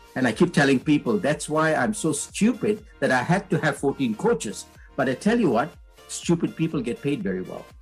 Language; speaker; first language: English; non-native, local second language; Tamil